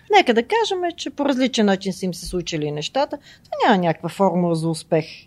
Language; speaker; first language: Bulgarian; native; Bulgarian